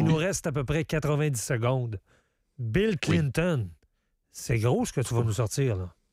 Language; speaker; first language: French; native; French